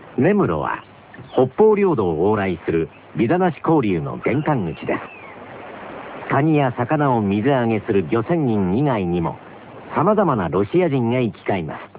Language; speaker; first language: Japanese; native; Japanese